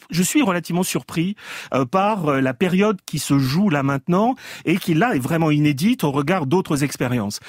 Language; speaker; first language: French; native; French